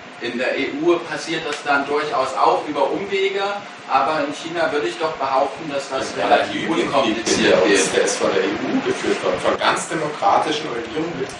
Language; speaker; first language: German; native; German